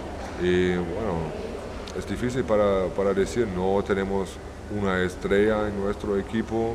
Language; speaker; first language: Spanish; non-native, learner; German